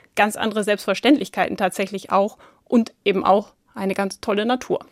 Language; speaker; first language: German; native; German